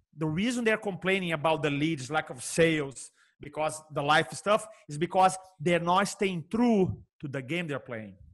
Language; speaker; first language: English; non-native, fluent; Portuguese